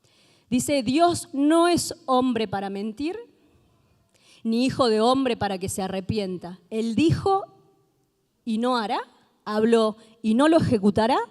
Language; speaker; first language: Spanish; native; Spanish